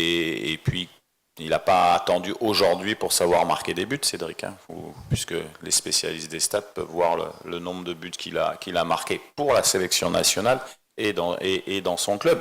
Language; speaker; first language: French; native; French